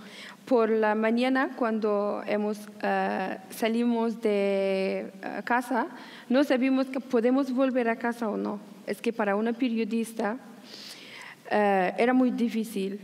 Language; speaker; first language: Spanish; non-native, learner; Persian